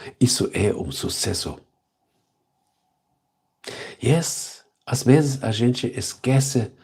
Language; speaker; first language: Portuguese; non-native, learner; German